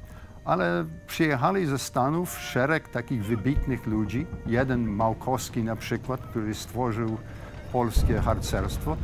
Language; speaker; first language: Polish; early bilingual, heritage; English